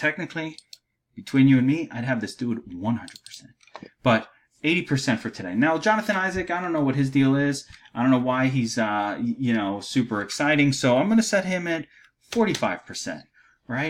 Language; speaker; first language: English; native; English